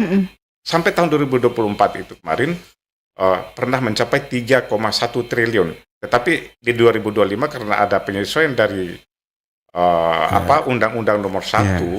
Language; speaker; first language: Indonesian; native; Indonesian